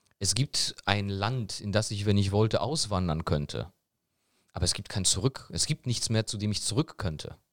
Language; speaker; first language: German; early bilingual, other home language; Polish